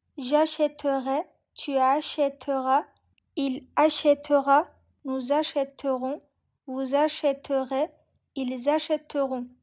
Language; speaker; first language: French; non-native, learner; Turkish